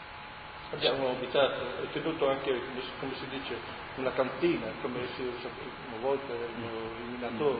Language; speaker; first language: Italian; early bilingual, heritage; Italian